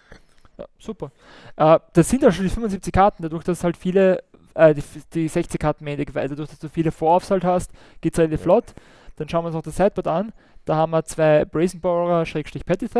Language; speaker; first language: German; native; German